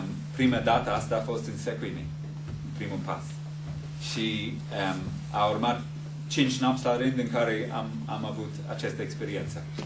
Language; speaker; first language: Romanian; non-native, fluent; English